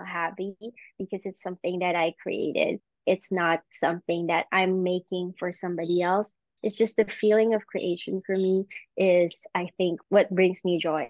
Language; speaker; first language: English; non-native, local second language; Filipino